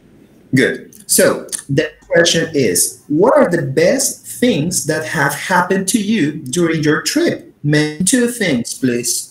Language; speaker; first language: English; non-native, fluent; Spanish